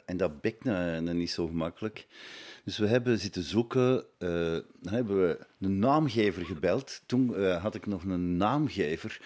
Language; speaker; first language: Dutch; native; Dutch